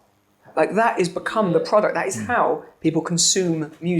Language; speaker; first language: English; native; English